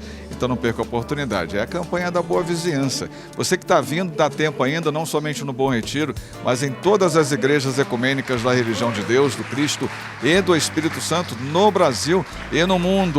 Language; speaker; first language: Portuguese; native; Portuguese